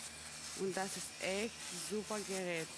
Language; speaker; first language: German; non-native, fluent; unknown